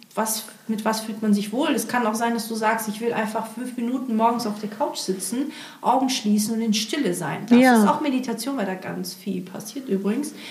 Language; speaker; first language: German; early bilingual, other home language; Portuguese